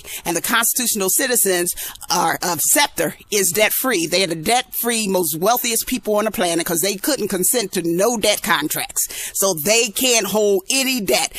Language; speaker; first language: English; native; English